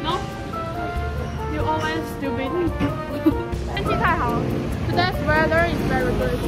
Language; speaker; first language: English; non-native, learner; Chinese